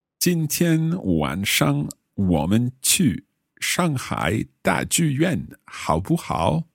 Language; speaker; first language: Chinese; non-native, learner; English